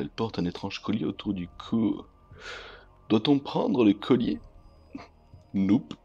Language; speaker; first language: French; native; French